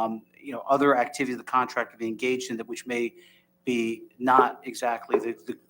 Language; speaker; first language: English; native; English